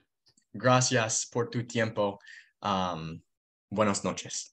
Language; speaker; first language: Spanish; non-native, learner; English